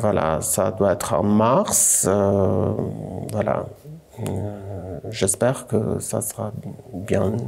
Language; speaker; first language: French; non-native, fluent; Armenian